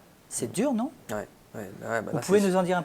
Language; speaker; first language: French; native; French